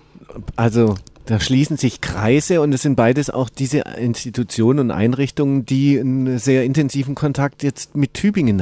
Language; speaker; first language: German; native; German